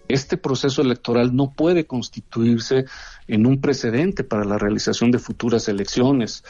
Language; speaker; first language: Spanish; native; Spanish